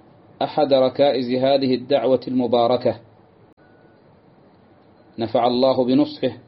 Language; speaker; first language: Arabic; native; Arabic